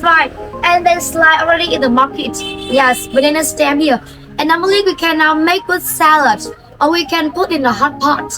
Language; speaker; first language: English; non-native, fluent; Vietnamese